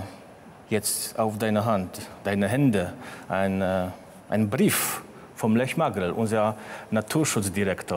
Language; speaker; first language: German; non-native, fluent; Polish